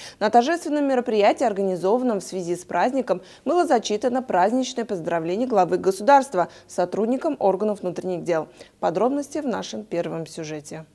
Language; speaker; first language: Russian; non-native, local second language; Uzbek